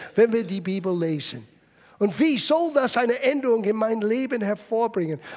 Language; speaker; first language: German; non-native, fluent; English